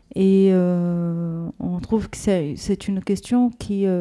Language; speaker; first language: French; non-native, fluent; Portuguese